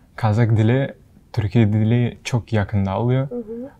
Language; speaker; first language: Turkish; non-native, learner; Kazakh